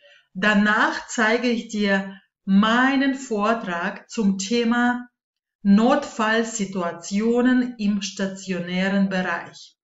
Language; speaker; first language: German; non-native, fluent; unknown